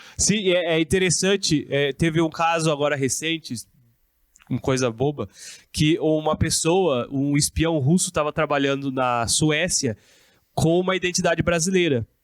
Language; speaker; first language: Portuguese; native; Portuguese